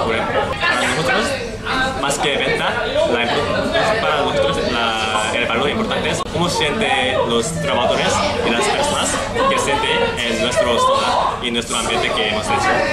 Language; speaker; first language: Spanish; non-native, learner; Korean